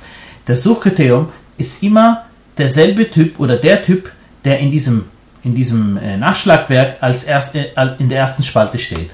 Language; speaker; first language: German; non-native, fluent; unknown